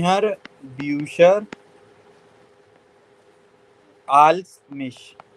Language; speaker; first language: German; non-native, learner; Hindi